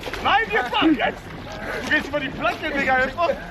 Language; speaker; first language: German; native; German